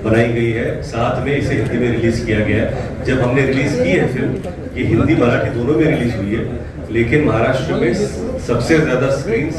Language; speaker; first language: Hindi; non-native, local second language; Marathi